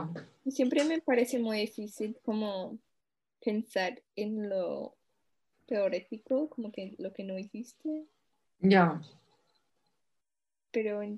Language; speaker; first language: Spanish; non-native, fluent; English